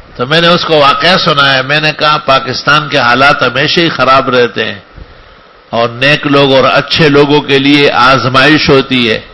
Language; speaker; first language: Urdu; non-native, local second language; Pashto